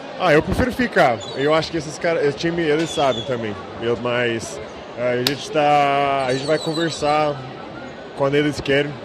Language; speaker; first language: Portuguese; non-native, fluent; English